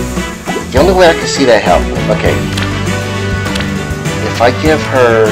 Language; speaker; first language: English; native; English